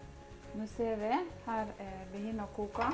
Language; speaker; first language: Norwegian; non-native, learner; Ukrainian